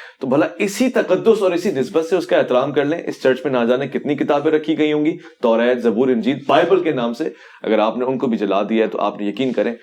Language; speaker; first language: Urdu; native; Urdu